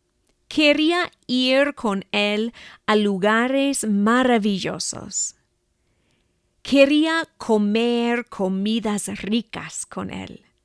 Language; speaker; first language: Spanish; non-native, fluent; English